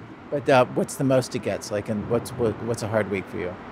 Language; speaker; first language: English; native; English